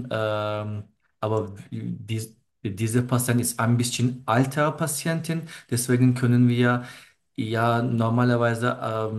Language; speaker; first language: German; non-native, learner; Turkish